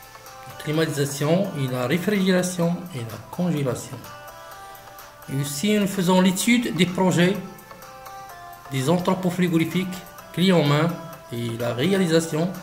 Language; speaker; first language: French; non-native, local second language; Arabic